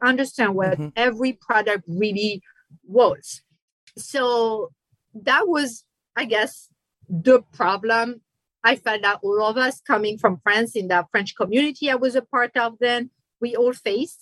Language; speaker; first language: English; non-native, fluent; French